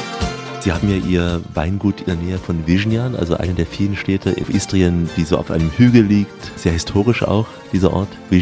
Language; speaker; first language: German; native; German